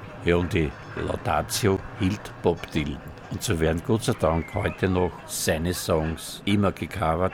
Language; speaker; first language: German; native; German